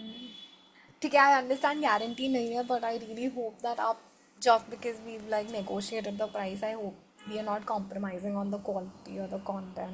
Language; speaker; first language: English; non-native, local second language; Hindi